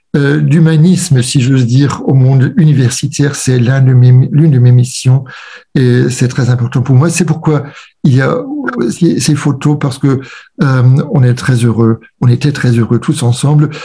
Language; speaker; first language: French; non-native, fluent; German